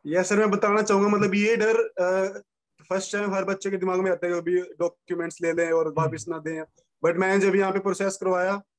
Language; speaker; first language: Hindi; native; Hindi